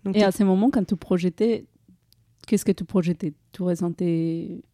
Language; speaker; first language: French; non-native, fluent; Spanish